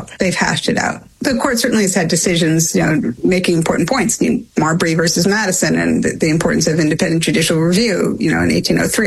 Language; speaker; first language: English; native; English